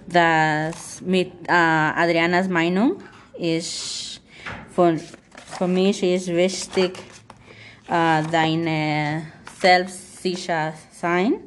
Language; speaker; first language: German; non-native, learner; Spanish